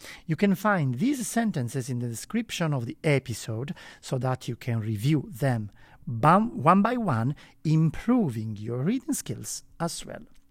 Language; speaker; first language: English; non-native, fluent; Italian